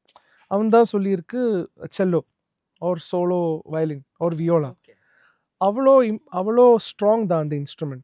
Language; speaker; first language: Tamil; non-native, learner; Malayalam